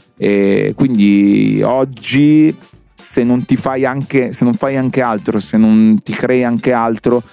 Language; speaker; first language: Italian; native; Italian